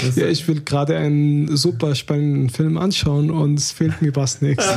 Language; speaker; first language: German; non-native, learner; Arabic